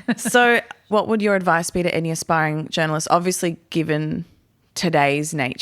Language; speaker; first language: English; native; English